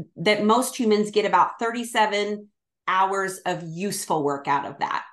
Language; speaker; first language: English; native; English